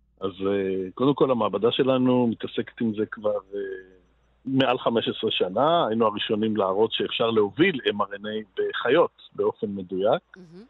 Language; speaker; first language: Hebrew; native; Hebrew